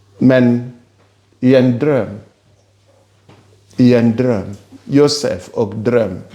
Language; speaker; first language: Swedish; non-native, fluent; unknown